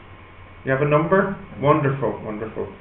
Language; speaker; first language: English; native; English